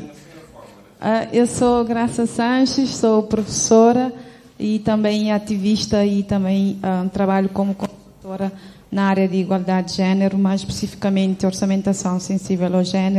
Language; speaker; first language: Portuguese; non-native, local second language; Kabuverdianu